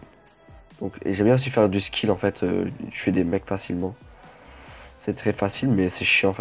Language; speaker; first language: French; native; French